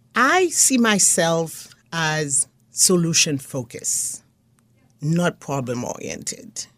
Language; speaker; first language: English; non-native, fluent; Haitian Creole